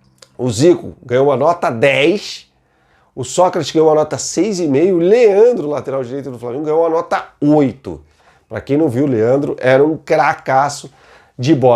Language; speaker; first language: Portuguese; native; Portuguese